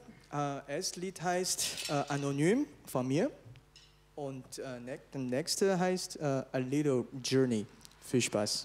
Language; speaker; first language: German; non-native, fluent; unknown